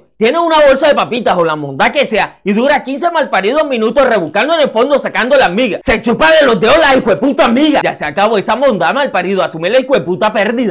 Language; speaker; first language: Spanish; native; Spanish